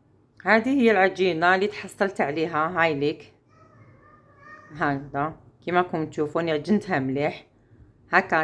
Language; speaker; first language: Arabic; native; Arabic